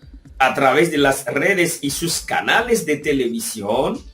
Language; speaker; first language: Spanish; non-native, fluent; Haitian Creole